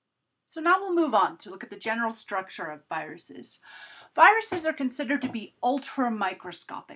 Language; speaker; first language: English; native; English